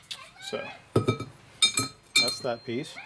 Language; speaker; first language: English; native; English